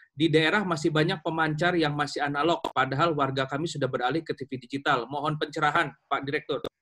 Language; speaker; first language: Indonesian; native; Indonesian